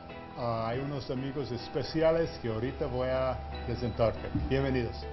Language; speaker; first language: Spanish; non-native, fluent; English